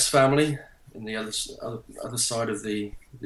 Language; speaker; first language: English; native; English